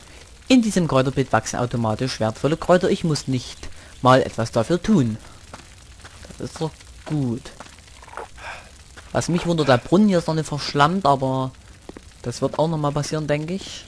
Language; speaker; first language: German; native; German